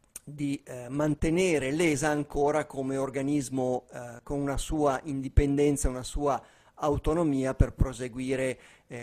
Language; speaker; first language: Italian; native; Italian